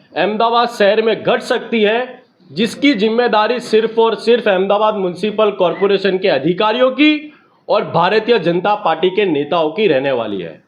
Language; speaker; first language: Hindi; non-native, local second language; Gujarati